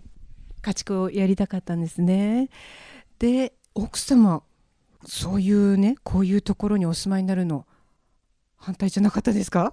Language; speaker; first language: Japanese; native; Japanese